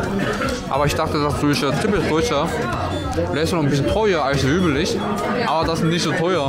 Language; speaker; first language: German; non-native, learner; Korean